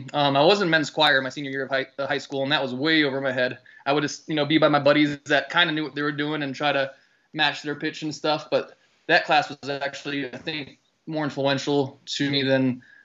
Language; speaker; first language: English; native; English